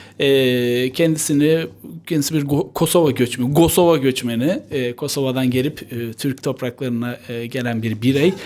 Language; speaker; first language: Turkish; native; Turkish